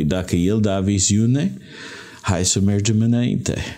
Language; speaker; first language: Romanian; non-native, learner; English